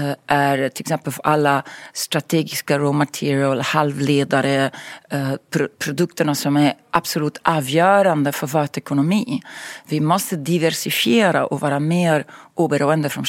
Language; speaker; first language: Swedish; non-native, fluent; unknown